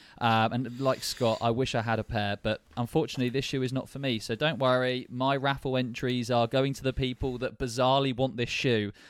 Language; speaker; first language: English; native; English